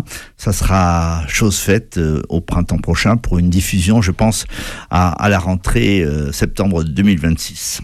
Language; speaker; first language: French; native; French